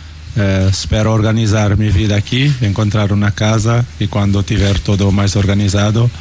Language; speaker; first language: Portuguese; non-native, local second language; Kabuverdianu